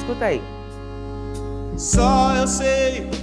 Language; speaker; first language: Portuguese; native; Portuguese